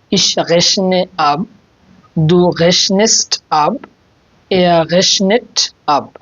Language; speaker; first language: German; non-native, fluent; Bangla